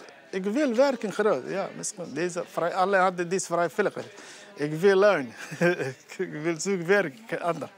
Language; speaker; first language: Dutch; non-native, learner; Somali